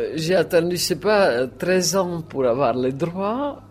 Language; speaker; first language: French; non-native, fluent; Czech